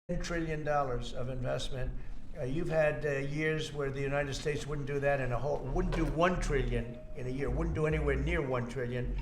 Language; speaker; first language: English; native; English